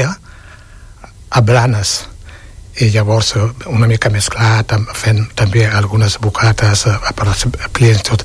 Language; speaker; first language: Catalan; non-native, fluent; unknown